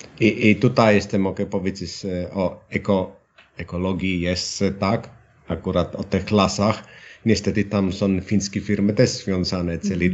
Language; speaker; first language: Polish; non-native, learner; Finnish